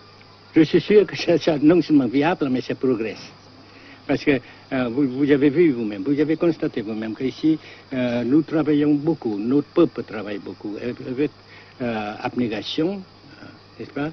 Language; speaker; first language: French; non-native, local second language; Vietnamese